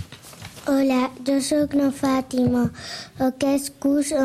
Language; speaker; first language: Catalan; early bilingual, other home language; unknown